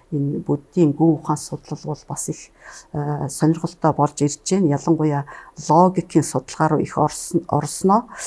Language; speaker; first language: Mongolian; native; Mongolian